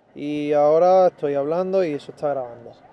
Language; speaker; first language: Spanish; native; Spanish